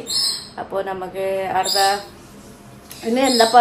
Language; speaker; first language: Malayalam; non-native, learner; Nepali